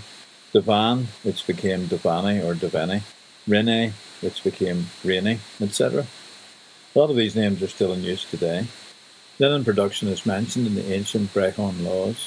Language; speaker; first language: English; native; English